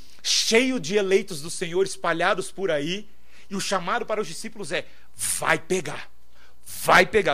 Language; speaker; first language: Portuguese; native; Portuguese